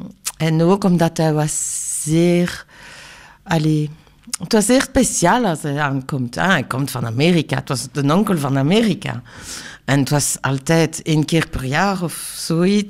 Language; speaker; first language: Dutch; non-native, local second language; French